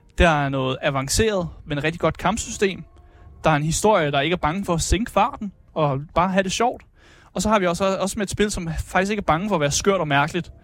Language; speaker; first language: Danish; native; Danish